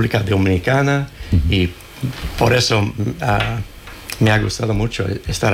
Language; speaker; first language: Spanish; non-native, fluent; English